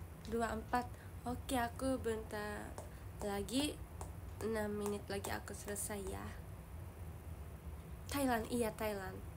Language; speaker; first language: Indonesian; non-native, learner; Japanese